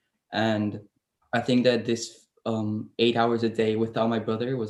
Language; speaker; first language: English; non-native, fluent; Portuguese